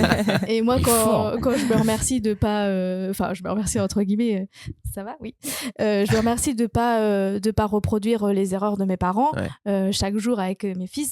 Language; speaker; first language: French; native; French